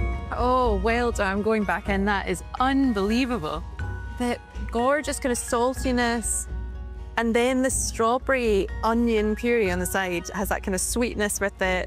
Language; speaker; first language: English; native; English